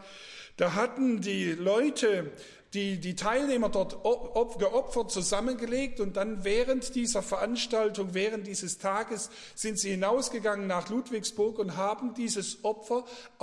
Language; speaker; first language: German; native; German